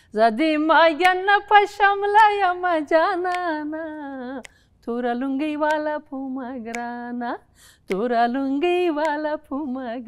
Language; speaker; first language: Persian; non-native, local second language; Pashto